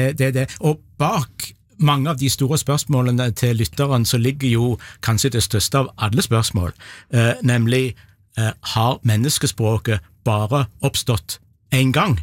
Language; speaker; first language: Norwegian; native; Norwegian